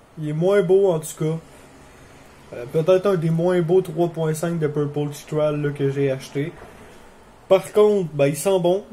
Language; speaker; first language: French; native; French